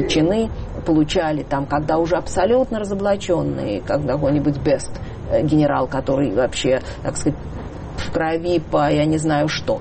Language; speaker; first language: Russian; native; Russian